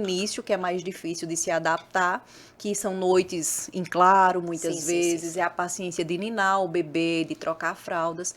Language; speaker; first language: Portuguese; native; Portuguese